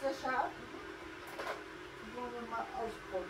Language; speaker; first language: German; native; German